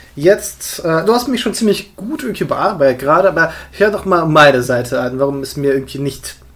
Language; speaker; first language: German; early bilingual, other home language; Russian